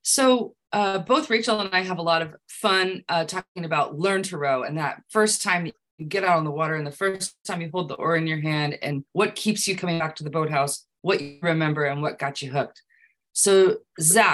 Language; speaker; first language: English; native; English